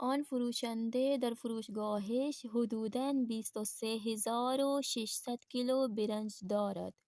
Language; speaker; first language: Persian; non-native, fluent; Urdu